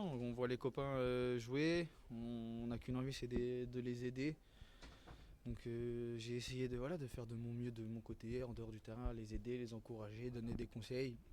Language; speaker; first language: French; native; French